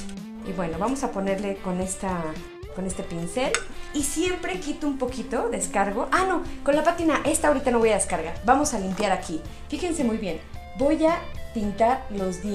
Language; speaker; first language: Spanish; native; Spanish